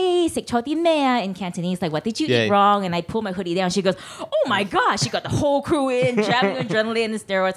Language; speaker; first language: English; non-native, local second language; Cantonese